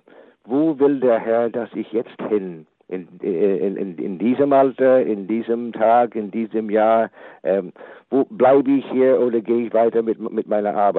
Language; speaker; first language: German; non-native, fluent; English